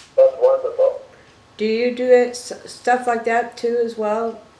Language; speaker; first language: English; native; English